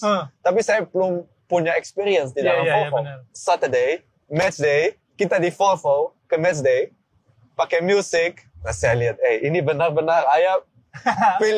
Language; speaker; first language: Indonesian; non-native, learner; Dutch